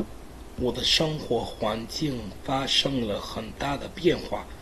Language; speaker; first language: Chinese; non-native, learner; English